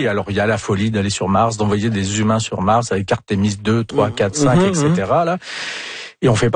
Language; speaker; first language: French; native; French